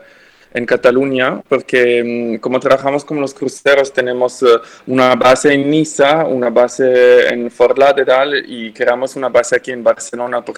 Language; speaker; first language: Spanish; non-native, fluent; French